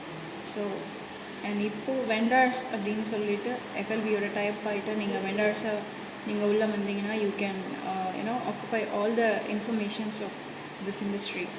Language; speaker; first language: Tamil; native; Tamil